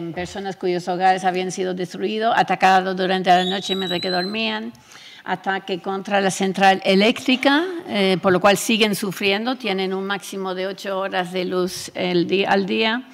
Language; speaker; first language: Spanish; native; Spanish